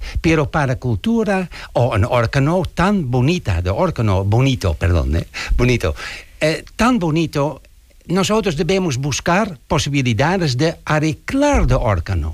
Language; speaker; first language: Spanish; non-native, learner; Dutch